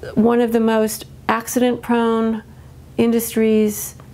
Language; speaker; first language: English; native; English